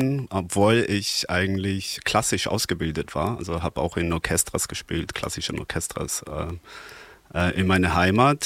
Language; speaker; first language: German; non-native, fluent; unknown